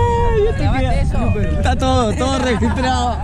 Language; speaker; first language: Spanish; native; Spanish